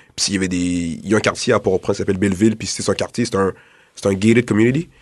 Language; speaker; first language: French; early bilingual, other home language; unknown